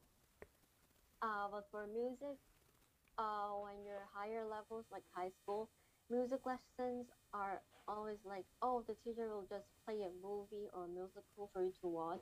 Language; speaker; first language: English; non-native, local second language; Cantonese